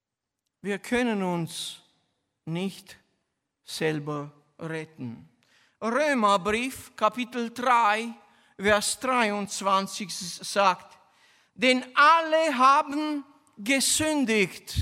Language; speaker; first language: German; non-native, fluent; Romanian